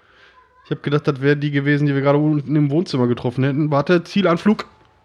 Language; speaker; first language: German; native; German